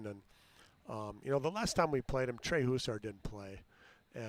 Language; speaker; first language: English; native; English